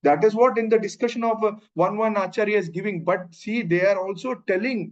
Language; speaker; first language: English; non-native, local second language; Malayalam